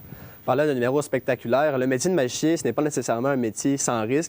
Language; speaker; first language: French; native; French